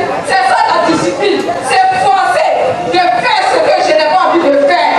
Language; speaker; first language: French; non-native, local second language; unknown